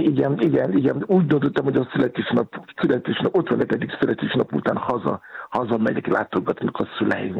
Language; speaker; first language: Hungarian; non-native, fluent; Yoruba